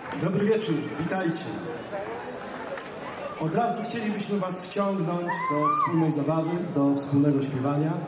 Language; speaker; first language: Polish; native; Polish